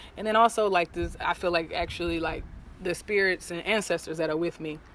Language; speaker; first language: English; native; English